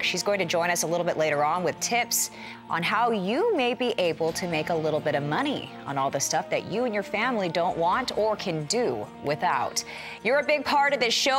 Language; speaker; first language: English; native; English